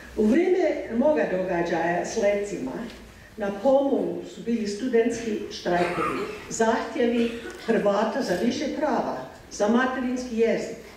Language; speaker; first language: Croatian; non-native, fluent; English